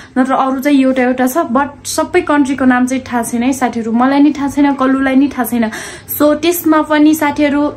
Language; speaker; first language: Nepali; non-native, local second language; Dangaura Tharu